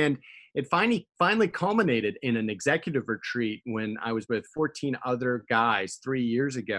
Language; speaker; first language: English; native; English